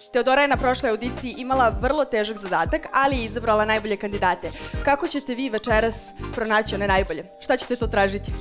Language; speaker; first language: Serbian; native; Serbian